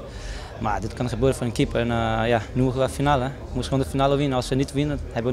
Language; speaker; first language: Dutch; non-native, fluent; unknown